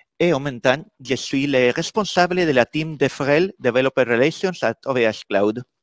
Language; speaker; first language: French; non-native, fluent; Spanish